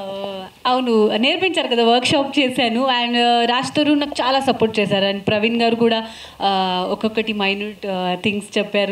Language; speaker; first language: Telugu; non-native, fluent; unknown